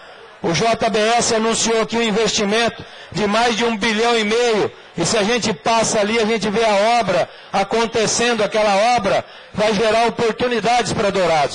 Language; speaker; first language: Portuguese; native; Portuguese